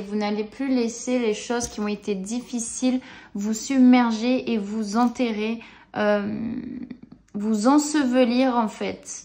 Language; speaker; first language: French; native; French